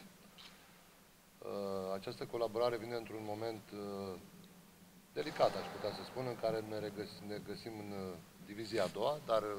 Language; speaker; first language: Romanian; native; Romanian